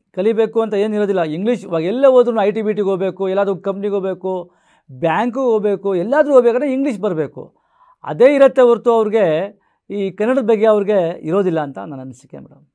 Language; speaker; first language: Kannada; non-native, local second language; Marathi